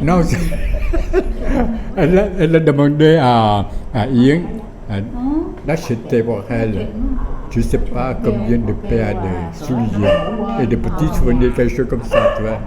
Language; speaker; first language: French; non-native, local second language; Vietnamese